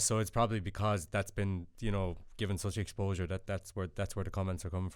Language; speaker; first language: English; native; English